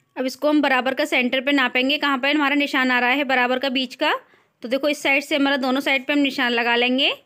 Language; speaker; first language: Hindi; native; Hindi